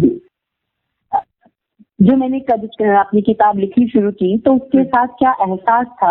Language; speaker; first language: Hindi; native; Hindi